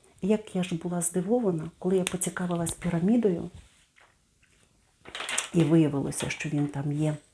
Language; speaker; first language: Ukrainian; native; Ukrainian